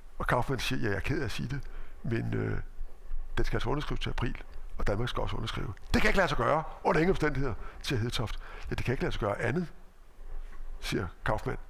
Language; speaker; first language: Danish; native; Danish